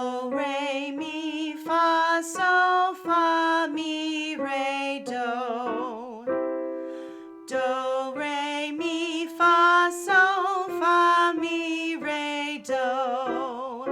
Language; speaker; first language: English; native; English